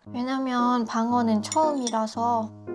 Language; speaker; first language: Korean; non-native, fluent; Lao